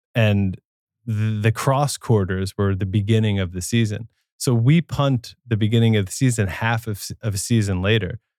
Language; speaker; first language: English; native; English